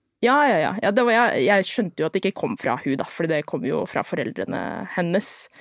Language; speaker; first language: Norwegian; early bilingual, other home language; Filipino